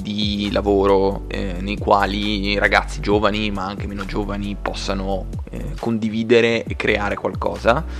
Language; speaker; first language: Italian; native; Italian